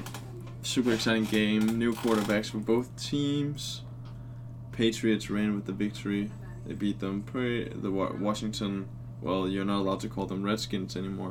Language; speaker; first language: English; non-native, fluent; Danish